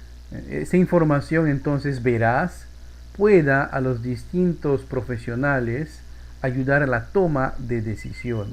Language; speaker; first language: Spanish; native; Spanish